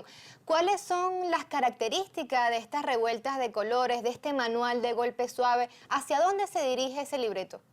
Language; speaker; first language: Spanish; native; Spanish